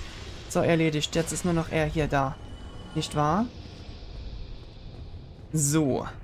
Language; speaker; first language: German; native; German